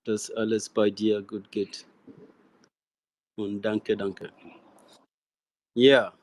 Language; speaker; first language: German; non-native, learner; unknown